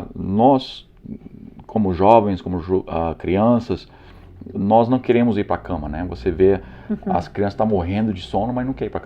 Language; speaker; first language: Portuguese; non-native, fluent; English